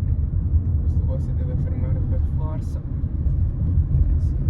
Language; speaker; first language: Italian; early bilingual, other home language; Filipino